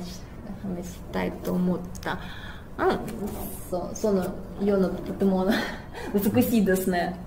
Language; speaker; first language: Japanese; non-native, fluent; Russian